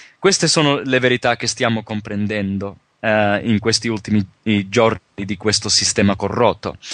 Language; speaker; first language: Italian; early bilingual, heritage; Italian